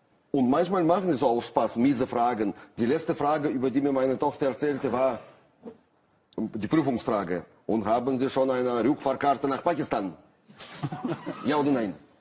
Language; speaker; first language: German; non-native, fluent; Russian